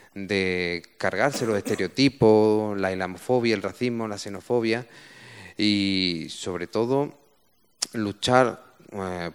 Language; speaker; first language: Spanish; native; Spanish